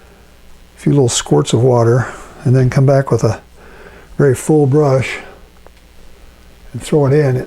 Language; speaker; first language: English; native; English